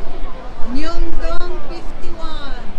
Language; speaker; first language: English; non-native, local second language; Filipino